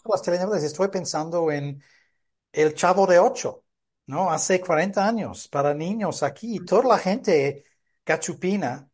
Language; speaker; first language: Spanish; non-native, fluent; English